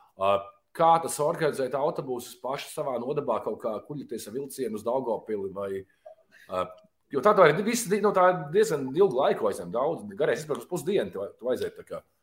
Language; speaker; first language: Latvian; native; Latvian